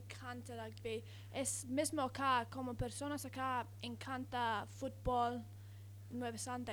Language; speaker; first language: Spanish; non-native, learner; English